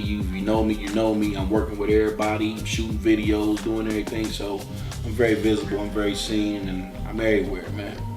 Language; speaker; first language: English; native; English